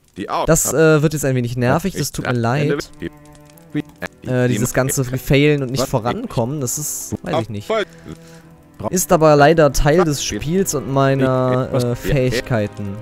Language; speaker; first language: German; native; German